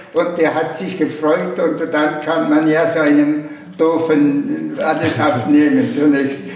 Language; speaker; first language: German; non-native, fluent; Mongolian